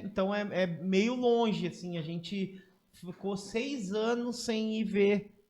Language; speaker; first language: Portuguese; native; Portuguese